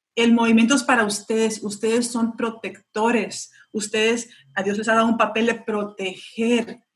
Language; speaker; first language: Spanish; early bilingual, heritage; Spanish